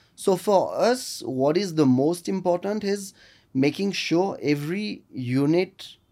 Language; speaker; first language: English; non-native, fluent; French